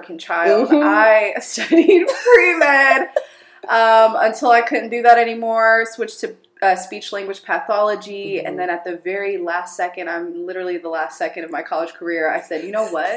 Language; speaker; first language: English; early bilingual, other home language; Amharic